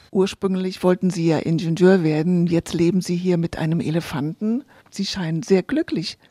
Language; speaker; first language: German; native; German